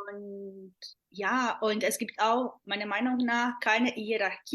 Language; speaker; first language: German; non-native, fluent; Portuguese